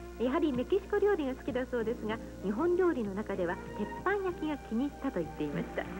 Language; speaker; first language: Japanese; native; Japanese